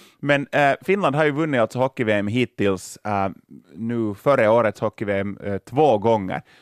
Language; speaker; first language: Swedish; native; Swedish